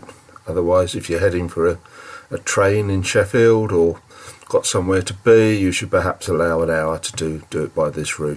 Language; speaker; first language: English; native; English